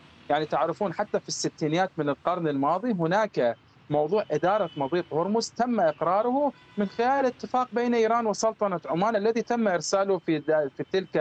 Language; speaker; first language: Arabic; non-native, fluent; Persian